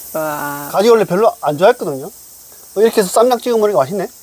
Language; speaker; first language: Korean; native; Korean